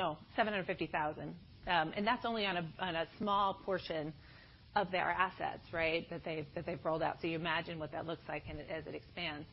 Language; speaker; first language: English; native; English